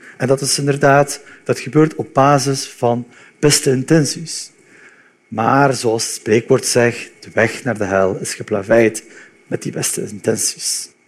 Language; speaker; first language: Dutch; early bilingual, other home language; Turkish